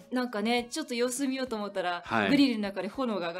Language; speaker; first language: Japanese; native; Japanese